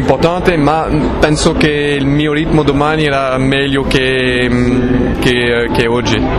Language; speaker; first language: Italian; non-native, learner; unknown